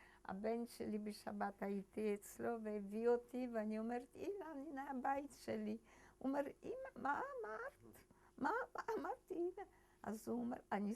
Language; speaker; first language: Hebrew; early bilingual, other home language; Polish